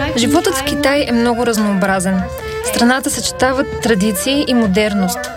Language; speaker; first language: Bulgarian; non-native, fluent; Chinese